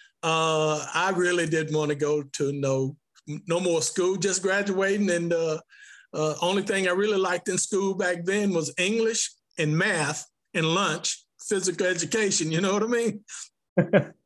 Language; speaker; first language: English; native; English